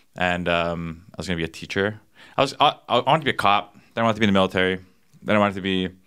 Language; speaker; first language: English; native; English